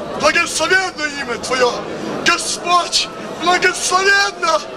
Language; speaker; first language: Russian; native; Russian